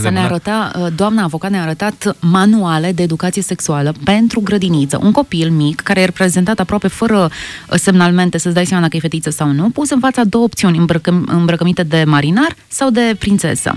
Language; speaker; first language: Romanian; native; Romanian